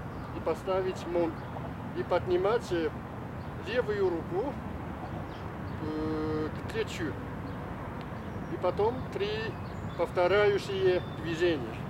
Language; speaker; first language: Russian; non-native, learner; Chinese